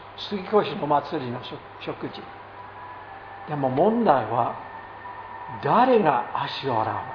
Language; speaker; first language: Japanese; non-native, fluent; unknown